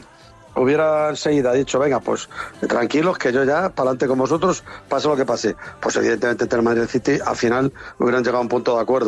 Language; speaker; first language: Spanish; native; Spanish